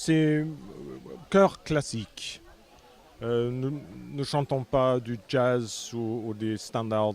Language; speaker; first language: French; non-native, fluent; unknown